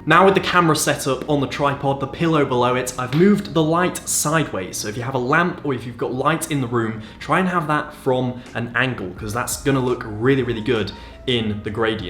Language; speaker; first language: English; native; English